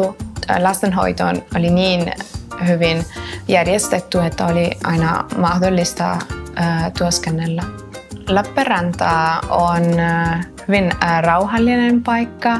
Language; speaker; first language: Finnish; non-native, fluent; Italian